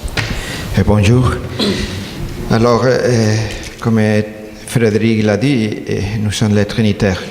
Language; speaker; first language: French; non-native, learner; Spanish